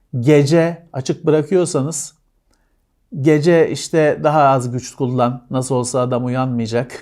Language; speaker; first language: Turkish; native; Turkish